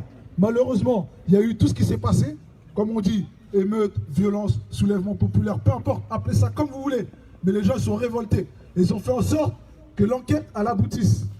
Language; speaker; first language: French; native; French